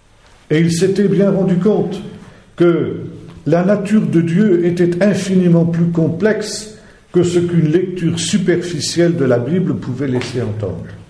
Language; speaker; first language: French; native; French